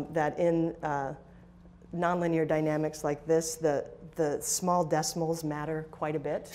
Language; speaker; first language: English; native; English